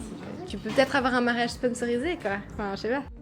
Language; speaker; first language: French; native; French